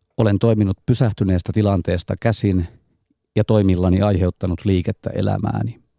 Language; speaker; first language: Finnish; native; Finnish